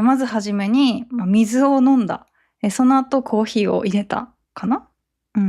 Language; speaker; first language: Japanese; native; Japanese